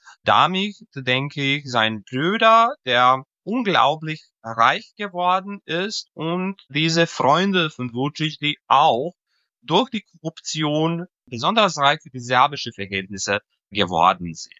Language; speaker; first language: German; non-native, fluent; Serbian